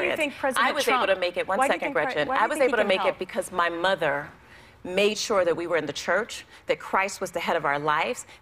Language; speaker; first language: English; native; English